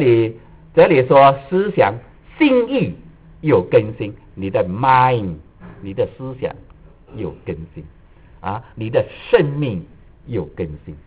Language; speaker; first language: Chinese; native; Chinese